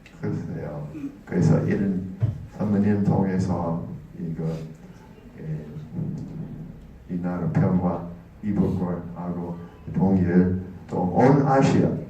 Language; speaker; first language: Korean; non-native, learner; English